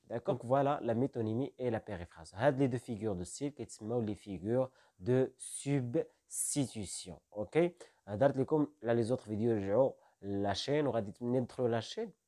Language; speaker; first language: French; non-native, local second language; Arabic